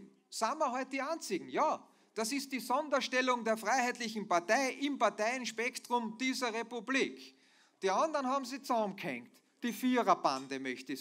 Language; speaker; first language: German; native; German